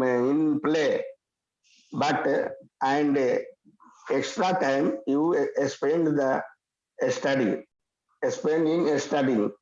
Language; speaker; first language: English; non-native, learner; Hindi